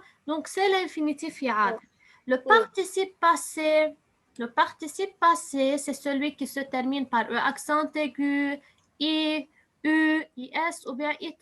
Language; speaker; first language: French; non-native, fluent; Arabic